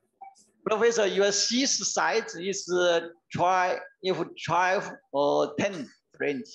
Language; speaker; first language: English; non-native, learner; Chinese